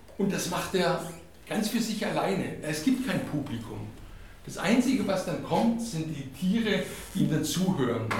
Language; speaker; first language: German; non-native, fluent; Hungarian